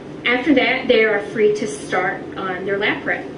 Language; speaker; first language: English; native; English